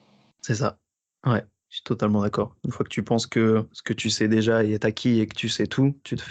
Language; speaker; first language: French; native; French